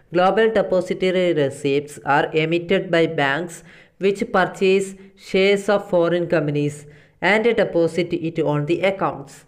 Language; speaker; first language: English; non-native, local second language; Malayalam